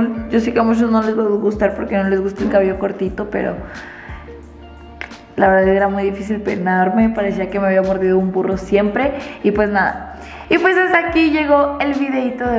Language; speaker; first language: Spanish; native; Spanish